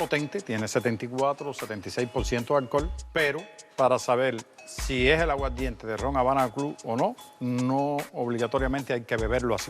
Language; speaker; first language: Spanish; native; Spanish